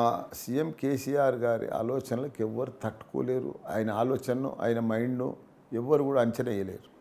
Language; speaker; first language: Telugu; native; Telugu